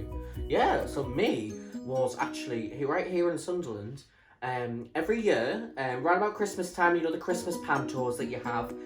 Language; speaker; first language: English; native; English